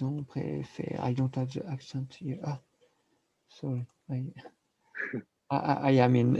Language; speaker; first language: English; non-native, learner; French